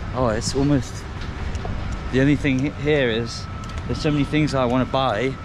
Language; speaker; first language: English; native; English